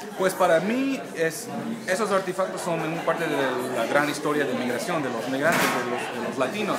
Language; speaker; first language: Spanish; early bilingual, heritage; Spanish